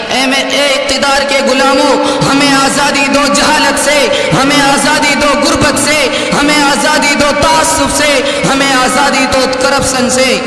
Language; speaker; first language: Urdu; native; Urdu